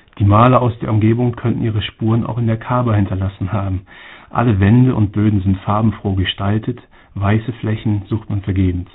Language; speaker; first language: German; native; German